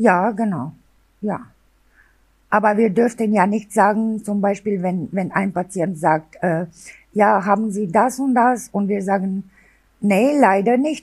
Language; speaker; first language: German; non-native, local second language; Albanian